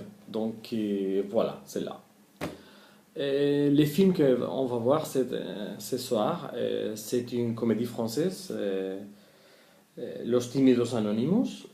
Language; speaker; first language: French; non-native, learner; Spanish